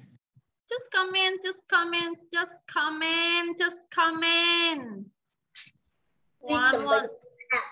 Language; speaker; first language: English; non-native, fluent; Vietnamese